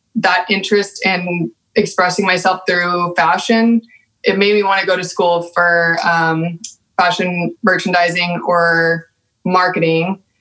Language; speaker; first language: English; native; English